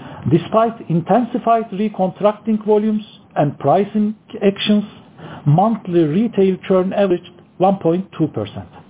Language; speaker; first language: English; non-native, fluent; Turkish